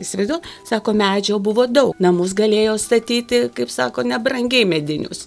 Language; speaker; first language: Lithuanian; native; Lithuanian